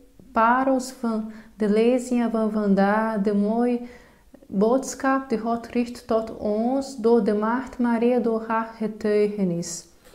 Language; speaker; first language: Dutch; non-native, fluent; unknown